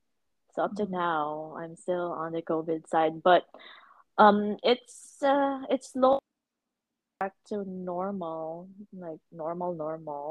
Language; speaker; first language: English; non-native, local second language; Cebuano